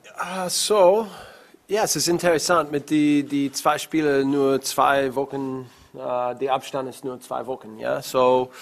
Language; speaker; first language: German; non-native, learner; English